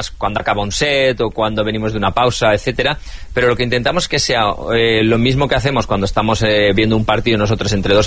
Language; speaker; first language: Spanish; native; Spanish